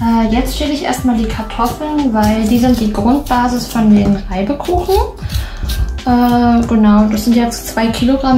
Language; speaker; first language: German; native; German